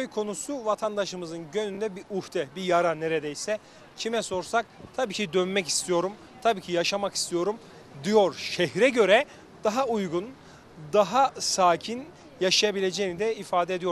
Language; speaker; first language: Turkish; native; Turkish